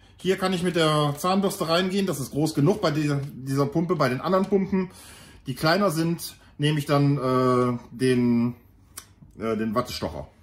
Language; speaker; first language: German; native; German